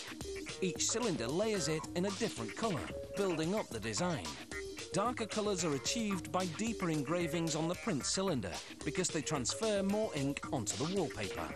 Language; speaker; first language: English; native; English